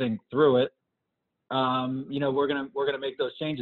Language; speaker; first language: English; native; English